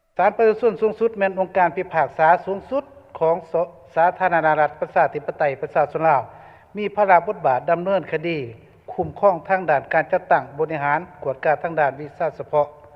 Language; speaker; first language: Lao; native; Lao